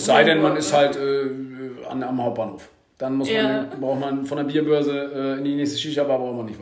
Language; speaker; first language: German; native; German